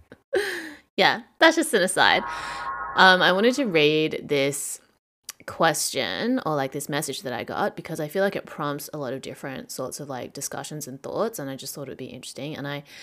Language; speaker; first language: English; native; English